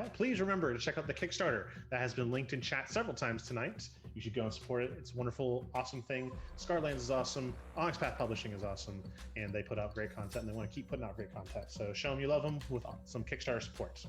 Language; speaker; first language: English; native; English